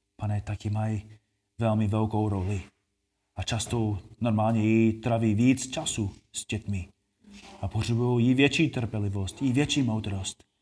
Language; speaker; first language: Czech; non-native, fluent; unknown